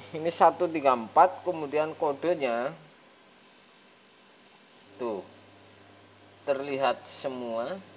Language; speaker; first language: Indonesian; native; Indonesian